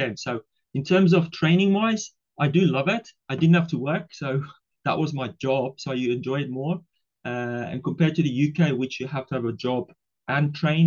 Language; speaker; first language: English; non-native, local second language; Afrikaans